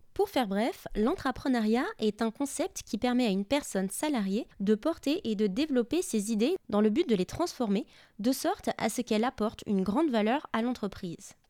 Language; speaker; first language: French; native; French